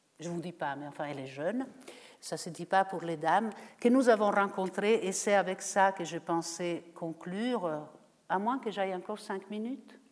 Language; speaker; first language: French; non-native, fluent; Italian